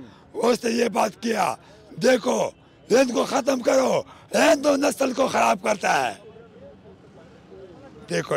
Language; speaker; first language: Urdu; non-native, local second language; Pashto